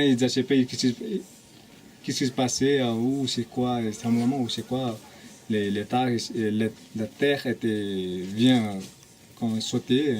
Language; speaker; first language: French; non-native, fluent; Nepali